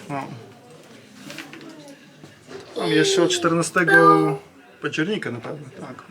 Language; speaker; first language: Polish; non-native, fluent; Russian